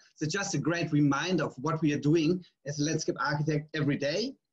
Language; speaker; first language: English; non-native, fluent; German